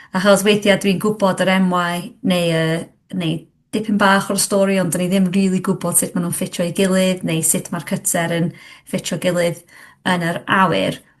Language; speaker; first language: Welsh; non-native, local second language; English